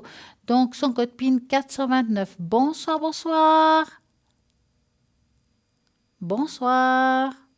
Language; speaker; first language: French; native; French